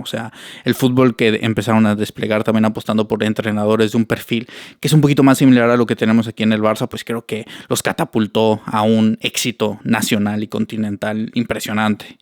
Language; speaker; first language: Spanish; native; Spanish